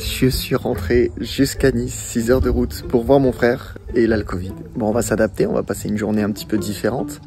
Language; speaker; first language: French; native; French